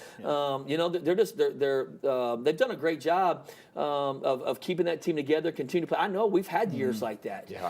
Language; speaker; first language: English; native; English